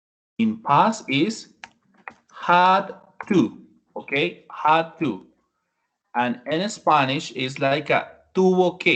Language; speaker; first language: English; non-native, fluent; Spanish